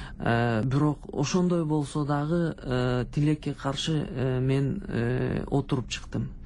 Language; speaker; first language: Kyrgyz; non-native, local second language; Russian